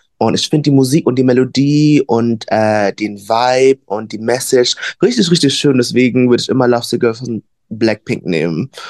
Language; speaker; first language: German; early bilingual, other home language; Vietnamese